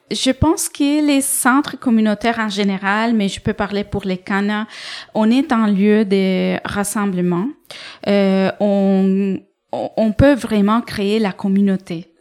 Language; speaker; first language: French; non-native, fluent; Spanish